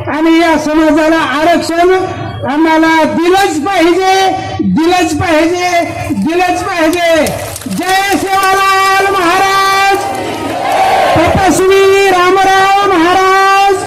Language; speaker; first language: Marathi; non-native, local second language; Lambadi